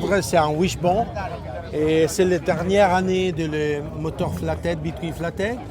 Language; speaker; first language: French; non-native, learner; Italian